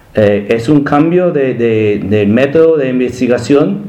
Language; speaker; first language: Spanish; non-native, learner; English